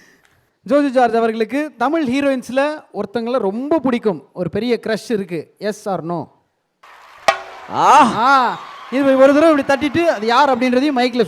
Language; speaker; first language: Tamil; native; Tamil